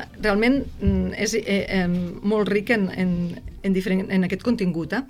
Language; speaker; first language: Catalan; native; Catalan